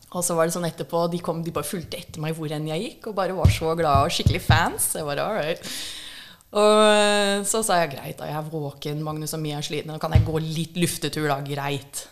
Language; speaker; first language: Norwegian; early bilingual, other home language; English